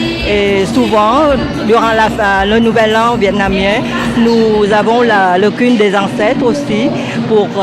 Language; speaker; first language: French; non-native, fluent; Vietnamese